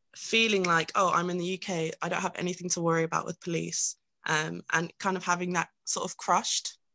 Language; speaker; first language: English; native; English